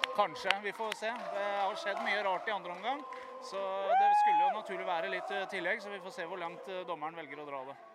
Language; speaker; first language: Norwegian; native; Norwegian